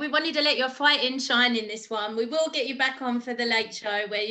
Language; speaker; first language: English; native; English